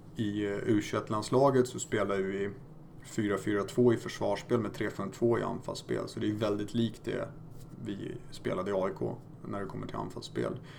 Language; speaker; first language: Swedish; early bilingual, other home language; Polish